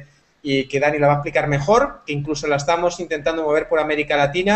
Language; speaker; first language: Spanish; native; Spanish